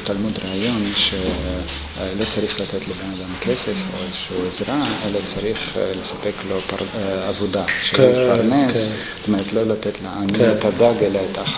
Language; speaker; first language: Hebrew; non-native, fluent; Russian